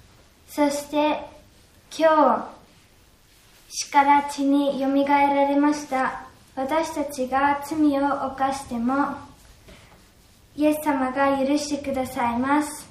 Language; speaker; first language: Japanese; early bilingual, heritage; Japanese